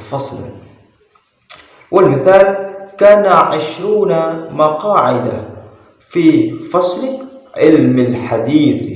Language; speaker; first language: Arabic; non-native, learner; Indonesian